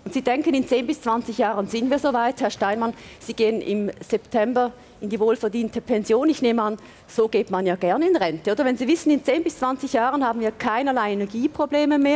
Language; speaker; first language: German; native; German